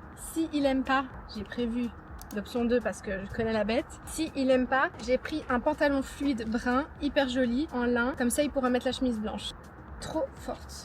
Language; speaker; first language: French; native; French